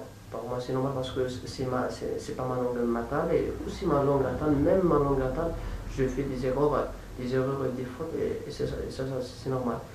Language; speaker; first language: French; non-native, fluent; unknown